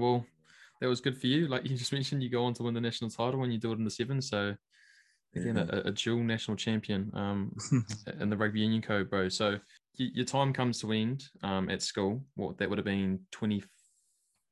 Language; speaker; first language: English; native; English